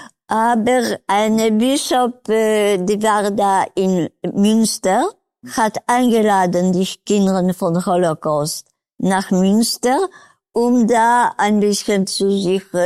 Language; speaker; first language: German; non-native, learner; Polish